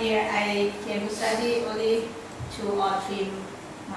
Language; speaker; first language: English; non-native, learner; Thai